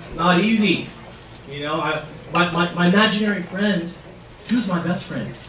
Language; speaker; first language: English; native; English